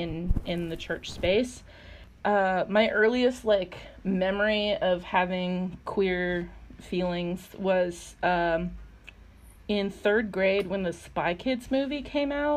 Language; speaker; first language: English; native; English